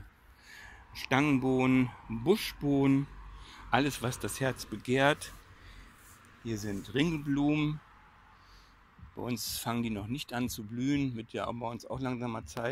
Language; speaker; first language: German; native; German